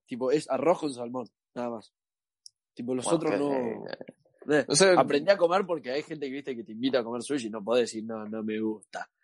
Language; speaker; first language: Spanish; native; Spanish